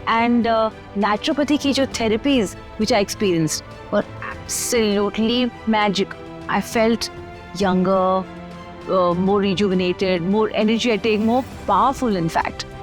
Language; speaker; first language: Hindi; native; Hindi